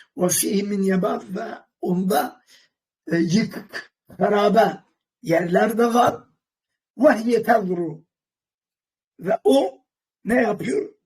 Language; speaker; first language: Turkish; non-native, local second language; Kurdish